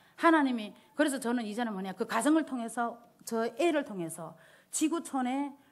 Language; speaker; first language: Korean; early bilingual, heritage; Korean